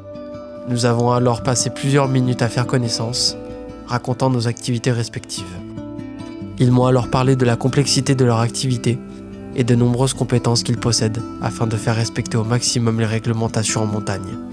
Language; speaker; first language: French; native; French